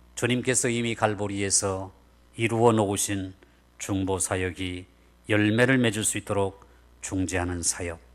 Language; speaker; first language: Korean; native; Korean